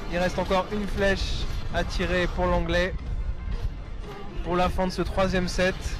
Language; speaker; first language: French; native; French